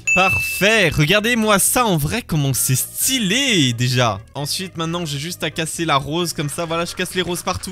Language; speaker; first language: French; native; French